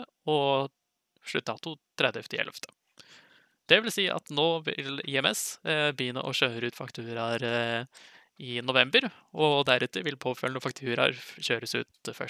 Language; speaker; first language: Norwegian; native; Norwegian